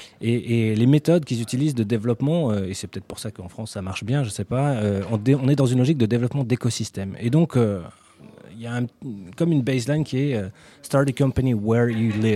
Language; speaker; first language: French; native; French